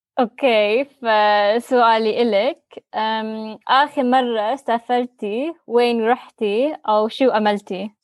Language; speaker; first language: Arabic; non-native, learner; English